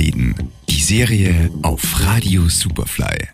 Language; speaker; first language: German; native; German